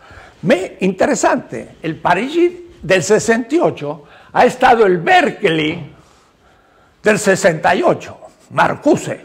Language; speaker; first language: Italian; non-native, learner; Spanish